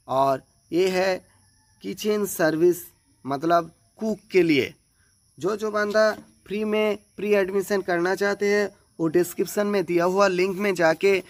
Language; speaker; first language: Hindi; non-native, local second language; Bangla